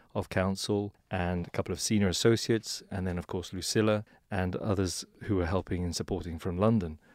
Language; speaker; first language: English; native; English